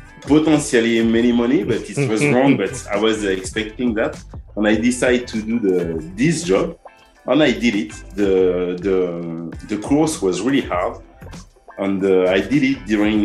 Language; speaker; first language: English; non-native, learner; French